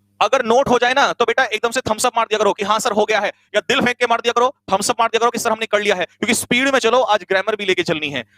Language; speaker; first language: Hindi; native; Hindi